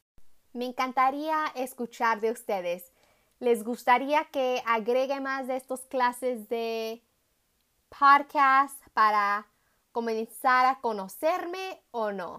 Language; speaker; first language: Spanish; early bilingual, heritage; Spanish